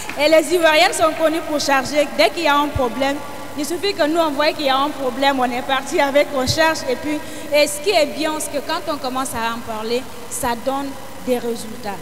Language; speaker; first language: French; non-native, local second language; Fula